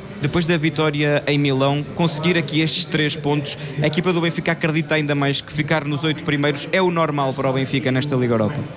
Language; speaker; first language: Portuguese; native; Portuguese